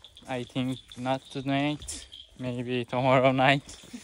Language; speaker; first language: English; non-native, learner; Turkish